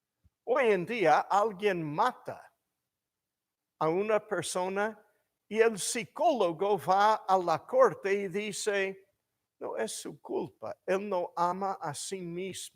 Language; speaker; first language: Spanish; non-native, fluent; English